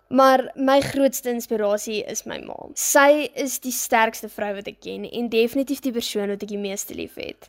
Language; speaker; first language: Afrikaans; native; Afrikaans